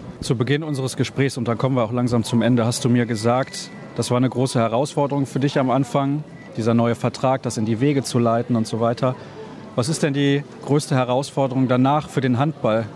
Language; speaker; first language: German; native; German